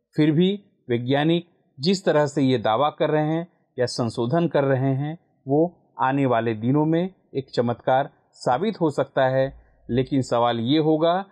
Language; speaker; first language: Hindi; non-native, local second language; Gujarati